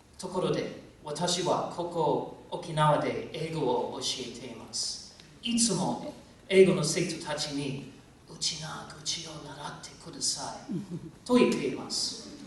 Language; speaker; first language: Japanese; non-native, fluent; English